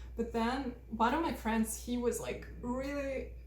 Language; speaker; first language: English; non-native, fluent; Russian